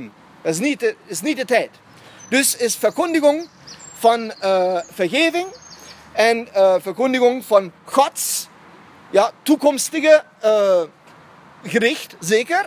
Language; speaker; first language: Dutch; non-native, fluent; German